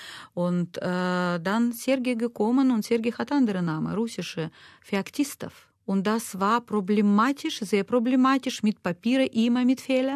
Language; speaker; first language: German; non-native, learner; Russian